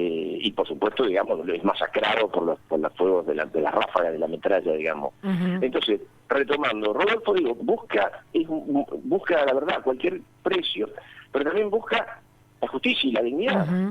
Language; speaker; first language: Spanish; native; Spanish